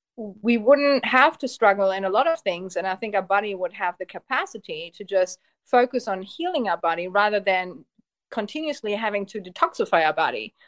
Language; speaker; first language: English; early bilingual, heritage; Polish